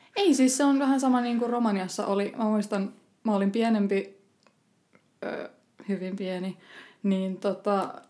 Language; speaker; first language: Finnish; early bilingual, other home language; Romanian